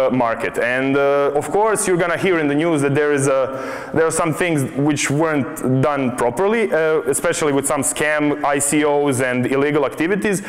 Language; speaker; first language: English; non-native, fluent; Croatian